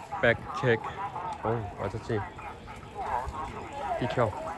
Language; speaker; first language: Korean; non-native, learner; Thai